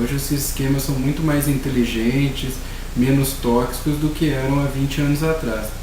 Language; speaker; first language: Portuguese; native; Portuguese